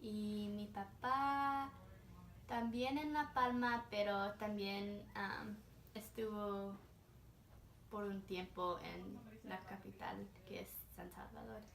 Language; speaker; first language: Spanish; early bilingual, heritage; Spanish